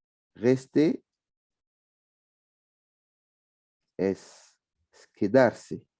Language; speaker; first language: Spanish; non-native, fluent; French